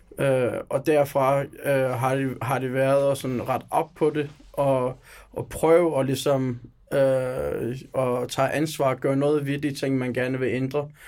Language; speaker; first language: Danish; early bilingual, other home language; Turkish